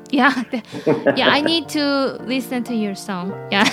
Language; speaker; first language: English; non-native, fluent; Korean